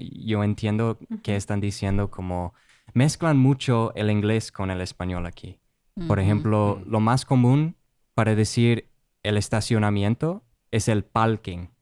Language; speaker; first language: Spanish; non-native, fluent; English